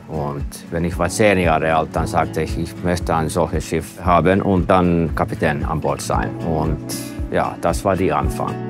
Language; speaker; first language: German; non-native, fluent; Finnish